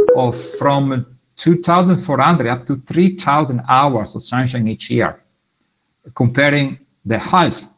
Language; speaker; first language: English; non-native, fluent; Italian